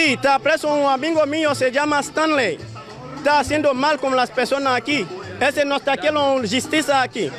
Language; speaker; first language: Spanish; non-native, learner; Haitian Creole